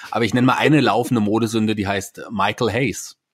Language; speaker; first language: German; native; German